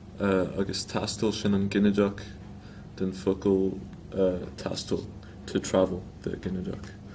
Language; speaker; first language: Irish; non-native, local second language; English